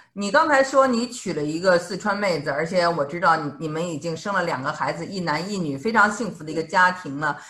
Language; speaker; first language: Chinese; native; Chinese